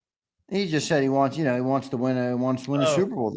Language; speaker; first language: English; native; English